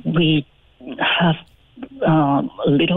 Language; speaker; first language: English; non-native, fluent; Chinese